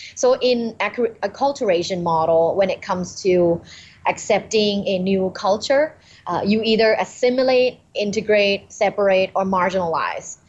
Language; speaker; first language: English; non-native, fluent; Thai